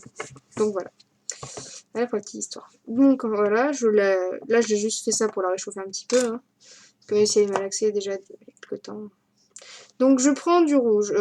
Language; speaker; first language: French; native; French